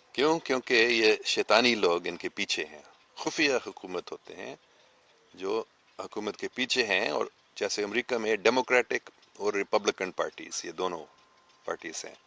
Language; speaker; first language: Urdu; non-native, local second language; English